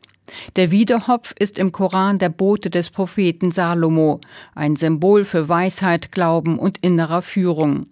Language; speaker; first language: German; native; German